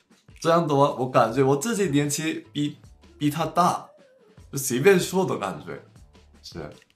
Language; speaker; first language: Chinese; non-native, fluent; Korean